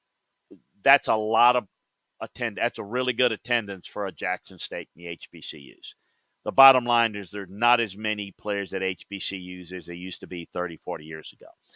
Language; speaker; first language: English; native; English